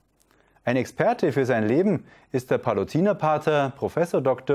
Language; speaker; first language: German; native; German